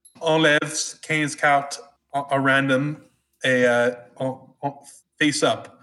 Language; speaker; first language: French; non-native, fluent; English